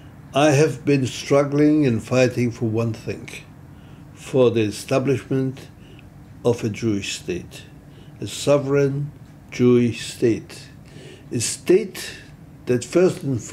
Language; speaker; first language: English; non-native, fluent; Hebrew